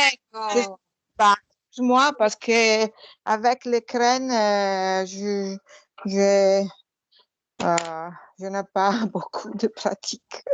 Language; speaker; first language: French; non-native, learner; Italian